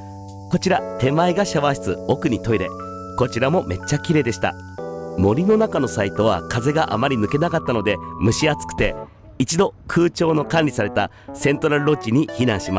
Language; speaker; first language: Japanese; native; Japanese